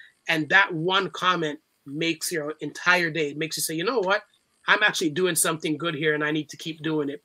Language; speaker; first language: English; native; English